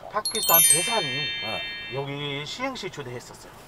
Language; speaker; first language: Korean; non-native, fluent; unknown